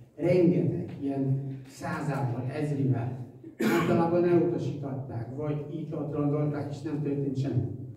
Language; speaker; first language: Hungarian; non-native, fluent; Polish